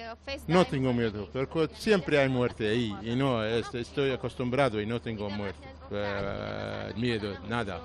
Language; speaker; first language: Spanish; non-native, fluent; Arabic